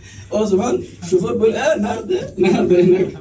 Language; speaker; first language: Turkish; non-native, learner; Somali